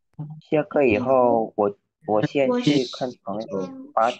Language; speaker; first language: Chinese; non-native, learner; Indonesian